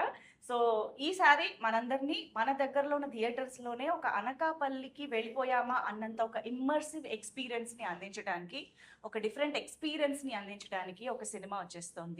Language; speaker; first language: Telugu; native; Telugu